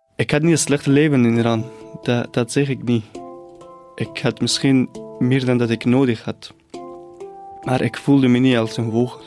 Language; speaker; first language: Dutch; non-native, fluent; Persian